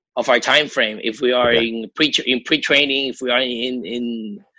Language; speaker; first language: English; non-native, fluent; Spanish